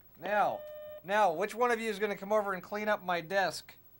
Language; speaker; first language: English; native; English